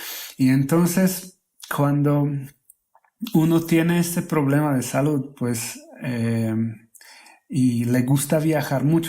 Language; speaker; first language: Spanish; non-native, fluent; Hungarian